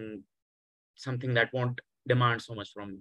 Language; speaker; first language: English; non-native, local second language; Hindi